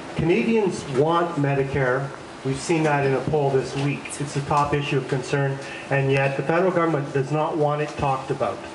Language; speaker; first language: English; native; English